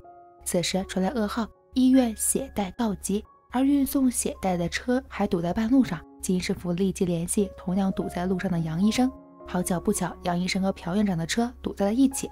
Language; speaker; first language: Chinese; native; Chinese